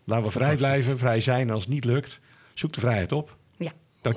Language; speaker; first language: Dutch; native; Dutch